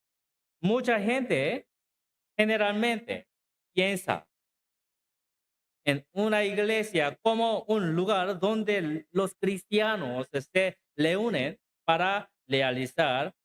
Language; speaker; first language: Spanish; non-native, learner; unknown